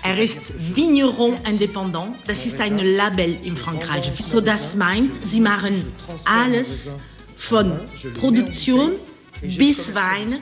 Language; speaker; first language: German; non-native, learner; French